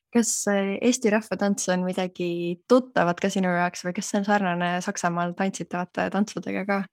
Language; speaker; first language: Estonian; native; Estonian